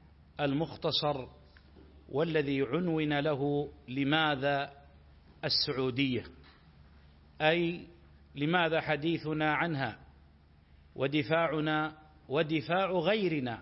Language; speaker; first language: Arabic; native; Arabic